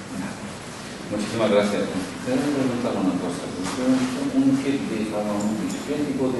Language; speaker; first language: Spanish; non-native, local second language; Urdu